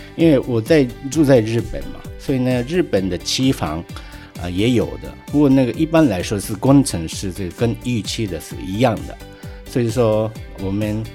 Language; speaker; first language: Chinese; non-native, fluent; Japanese